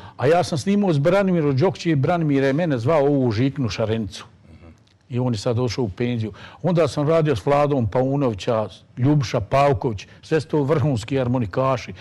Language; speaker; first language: Bosnian; native; Bosnian